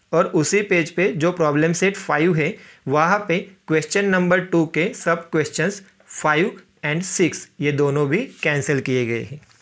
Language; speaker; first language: Hindi; non-native, local second language; Marathi